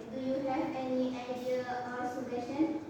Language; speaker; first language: English; non-native, learner; Indonesian